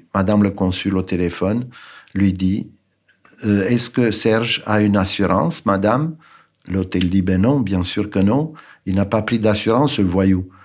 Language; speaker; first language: French; non-native, fluent; Romanian